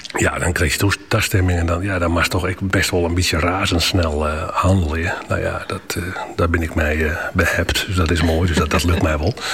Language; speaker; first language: Dutch; non-native, local second language; Western Frisian